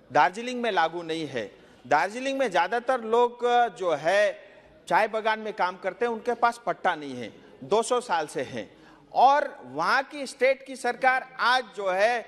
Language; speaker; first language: Hindi; non-native, local second language; Nepali